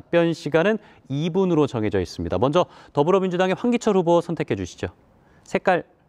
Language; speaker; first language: Korean; native; Korean